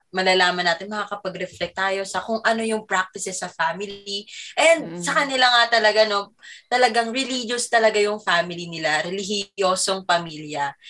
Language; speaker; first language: Filipino; native; Filipino